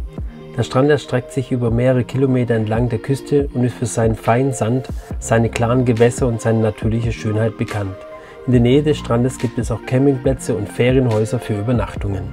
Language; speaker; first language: German; native; German